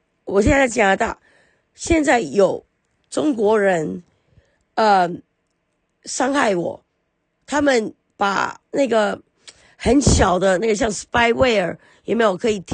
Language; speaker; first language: Chinese; early bilingual, heritage; Chinese